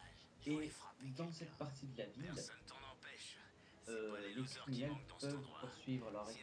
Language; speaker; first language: French; native; French